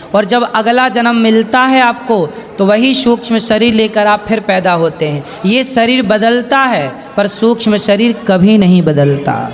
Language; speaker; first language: Hindi; native; Hindi